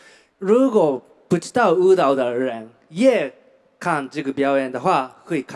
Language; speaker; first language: Chinese; non-native, learner; Japanese